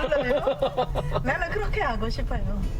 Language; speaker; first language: Korean; non-native, learner; Khmer